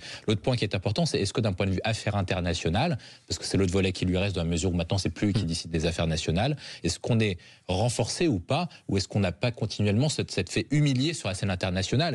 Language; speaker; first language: French; native; French